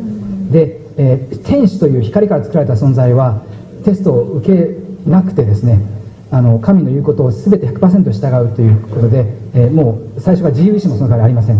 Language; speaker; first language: Japanese; native; Japanese